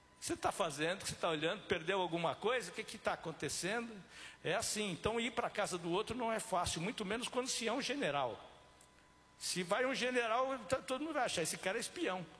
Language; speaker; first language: Portuguese; native; Portuguese